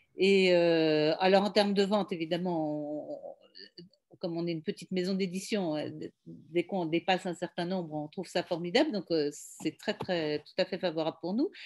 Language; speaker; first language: French; native; French